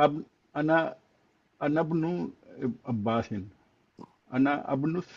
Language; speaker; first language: Arabic; non-native, learner; Urdu